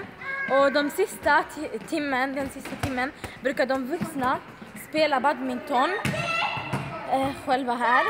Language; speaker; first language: Swedish; early bilingual, other home language; Arabic